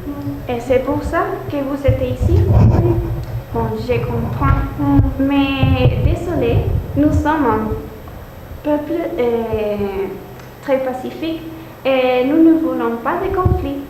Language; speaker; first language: French; non-native, learner; Spanish